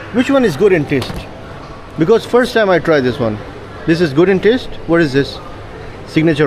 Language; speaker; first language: English; non-native, fluent; Urdu